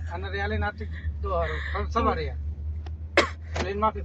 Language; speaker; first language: Arabic; non-native, learner; Filipino